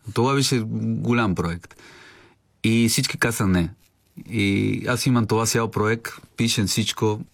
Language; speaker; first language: Bulgarian; non-native, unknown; Spanish